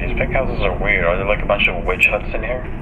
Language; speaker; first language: English; native; English